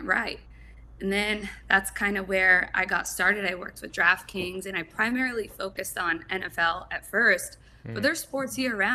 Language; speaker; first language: English; native; English